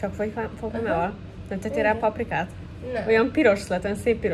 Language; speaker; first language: Hungarian; early bilingual, heritage; English